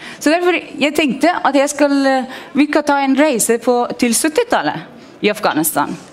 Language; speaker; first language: Norwegian; non-native, fluent; Persian